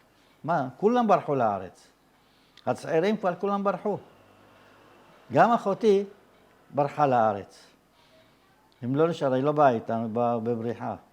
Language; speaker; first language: Hebrew; early bilingual, other home language; Arabic